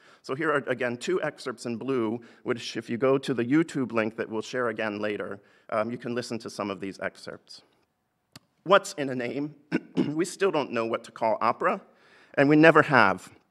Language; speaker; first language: English; native; English